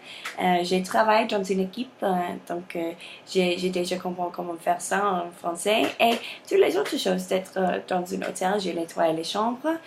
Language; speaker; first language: French; non-native, learner; English